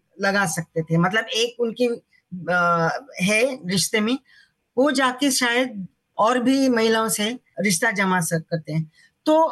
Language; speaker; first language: Hindi; non-native, local second language; Marathi